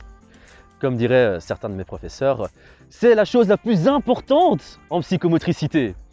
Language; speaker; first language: French; native; French